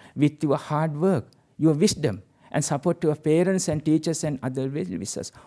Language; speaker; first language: English; non-native, local second language; Sinhala